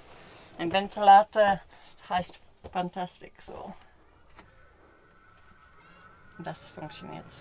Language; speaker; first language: German; non-native, fluent; English